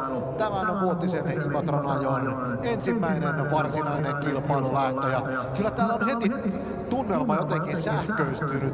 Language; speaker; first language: Finnish; native; Finnish